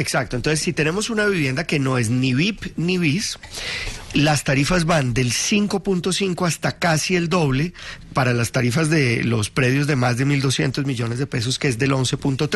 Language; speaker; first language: Spanish; native; Spanish